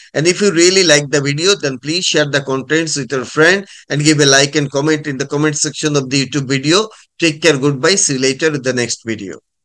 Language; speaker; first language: English; non-native, local second language; Bangla